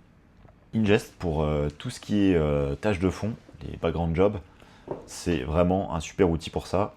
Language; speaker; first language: French; native; French